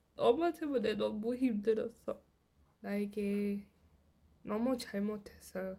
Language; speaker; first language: Korean; non-native, learner; Portuguese